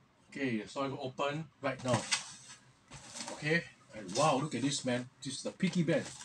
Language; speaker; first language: English; non-native, local second language; Chinese